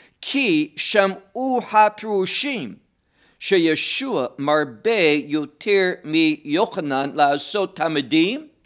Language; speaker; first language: Hebrew; non-native, fluent; English